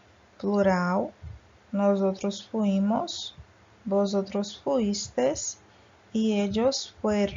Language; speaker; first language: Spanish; non-native, fluent; Portuguese